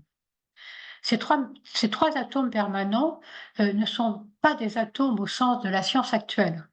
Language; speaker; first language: French; native; French